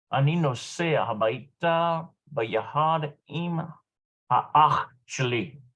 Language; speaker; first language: Hebrew; non-native, learner; English